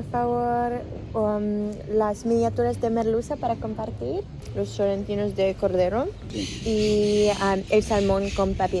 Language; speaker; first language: Spanish; non-native, learner; English